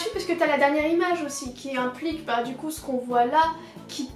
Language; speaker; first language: French; native; French